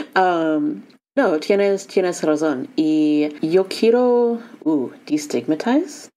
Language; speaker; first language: Spanish; non-native, learner; English